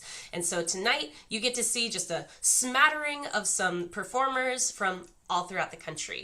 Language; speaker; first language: English; native; English